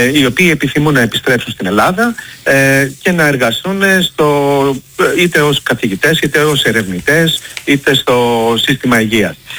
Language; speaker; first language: Greek; native; Greek